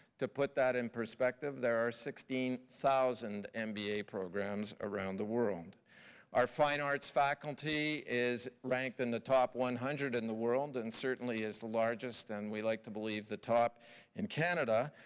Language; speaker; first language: English; native; English